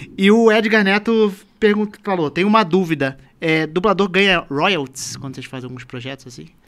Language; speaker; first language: Portuguese; native; Portuguese